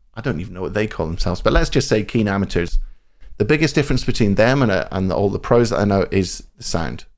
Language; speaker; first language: English; native; English